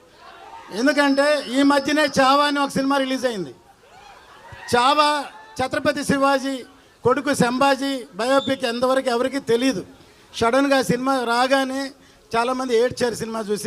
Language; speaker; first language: Telugu; native; Telugu